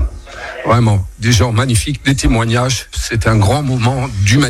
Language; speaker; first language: French; native; French